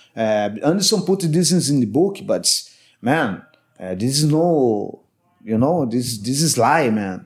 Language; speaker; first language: English; non-native, learner; Portuguese